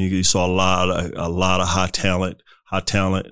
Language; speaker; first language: English; native; English